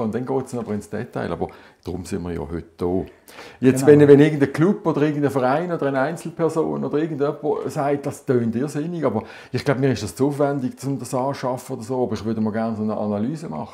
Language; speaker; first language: German; native; German